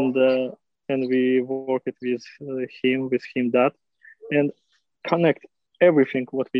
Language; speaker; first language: English; non-native, learner; Russian